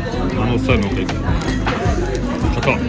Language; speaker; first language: Japanese; non-native, learner; French